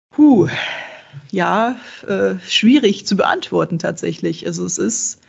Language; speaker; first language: German; early bilingual, other home language; Czech